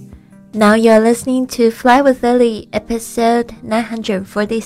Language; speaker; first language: English; non-native, fluent; Chinese